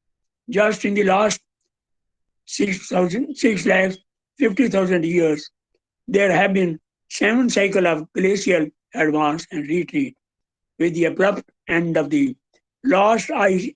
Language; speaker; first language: English; non-native, local second language; Hindi